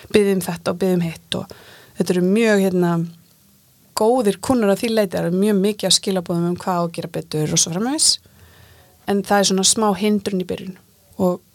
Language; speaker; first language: Icelandic; native; Icelandic